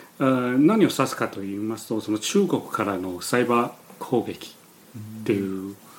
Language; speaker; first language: Japanese; non-native, fluent; Chinese